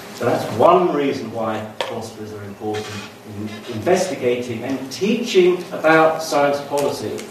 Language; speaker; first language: English; native; English